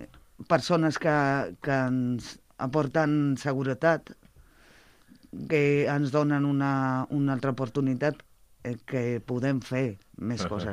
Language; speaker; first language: Catalan; non-native, local second language; Spanish